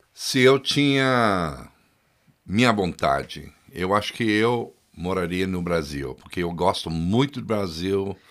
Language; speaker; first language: Portuguese; non-native, fluent; English